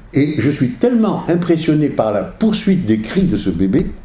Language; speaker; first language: French; early bilingual, other home language; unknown